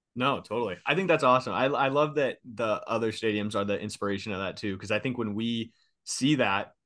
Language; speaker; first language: English; native; English